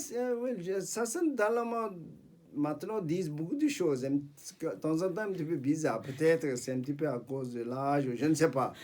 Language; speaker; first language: French; non-native, fluent; Tibetan